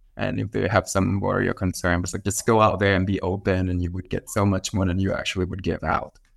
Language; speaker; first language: English; non-native, fluent; Thai